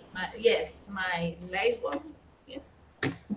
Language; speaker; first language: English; non-native, learner; Spanish